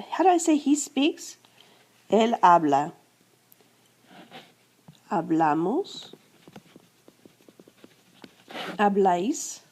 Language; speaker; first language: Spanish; non-native, fluent; English